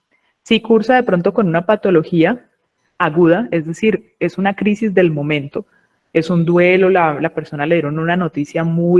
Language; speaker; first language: Spanish; native; Spanish